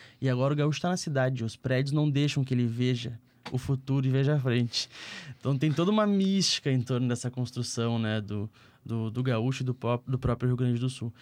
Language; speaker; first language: Portuguese; native; Portuguese